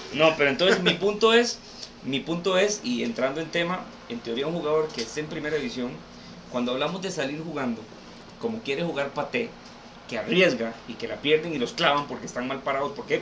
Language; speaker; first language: Spanish; native; Spanish